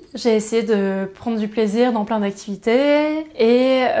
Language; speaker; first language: French; native; French